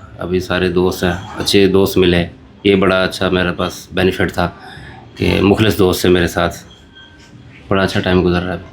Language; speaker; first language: Urdu; non-native, local second language; Punjabi